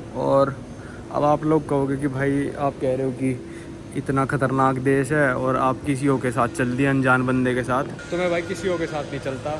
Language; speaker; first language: Hindi; native; Hindi